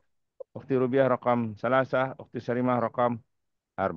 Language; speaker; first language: Arabic; non-native, fluent; Malay